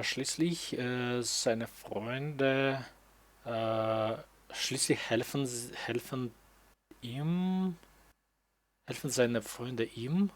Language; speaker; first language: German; non-native, learner; English